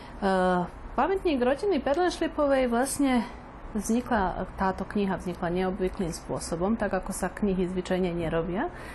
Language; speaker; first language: Slovak; native; Slovak